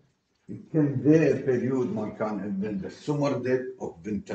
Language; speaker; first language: Swedish; non-native, learner; Arabic